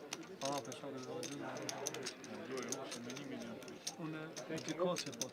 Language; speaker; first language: Italian; non-native, fluent; Albanian